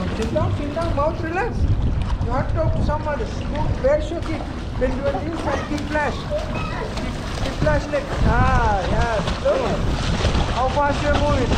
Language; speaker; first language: English; non-native, learner; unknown